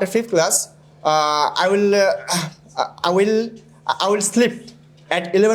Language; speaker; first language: English; non-native, learner; Bangla